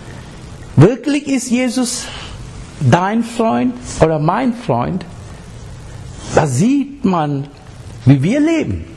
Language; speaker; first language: German; non-native, learner; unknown